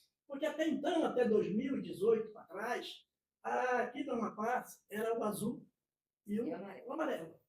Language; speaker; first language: Portuguese; native; Portuguese